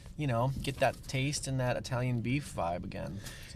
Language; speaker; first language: English; native; English